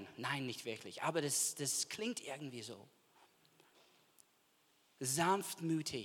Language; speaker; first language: German; non-native, fluent; English